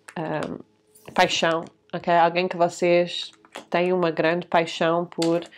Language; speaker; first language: Portuguese; early bilingual, heritage; Portuguese